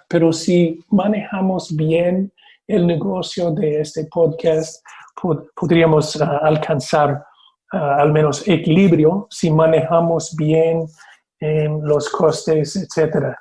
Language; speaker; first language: Spanish; non-native, fluent; English